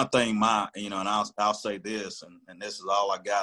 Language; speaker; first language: English; native; English